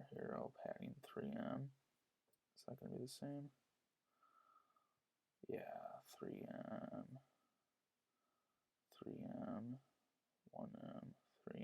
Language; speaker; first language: English; native; English